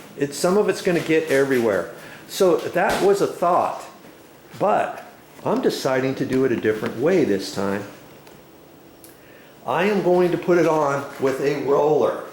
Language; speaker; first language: English; native; English